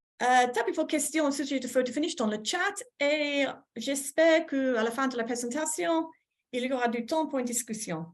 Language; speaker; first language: French; non-native, fluent; English